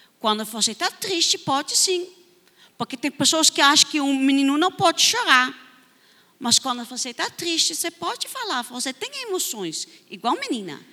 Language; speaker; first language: Portuguese; non-native, fluent; Dutch